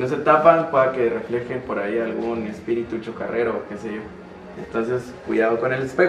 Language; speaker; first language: Spanish; native; Spanish